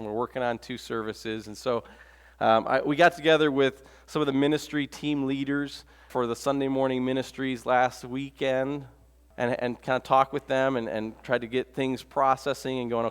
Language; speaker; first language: English; native; English